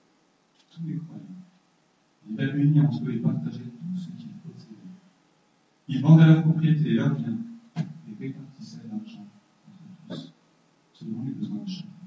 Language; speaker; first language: French; native; French